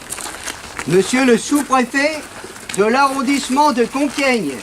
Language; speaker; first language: French; native; French